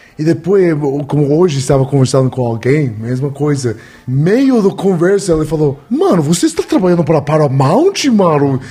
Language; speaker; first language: Portuguese; non-native, learner; English